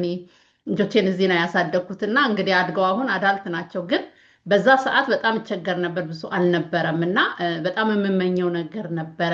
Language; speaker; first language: Amharic; native; Amharic